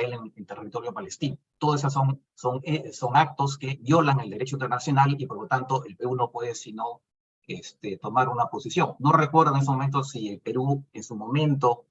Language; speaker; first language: Spanish; native; Spanish